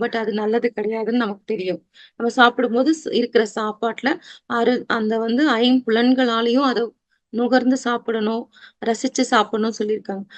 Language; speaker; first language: Tamil; native; Tamil